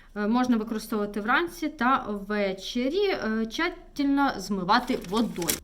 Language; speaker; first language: Ukrainian; non-native, local second language; Russian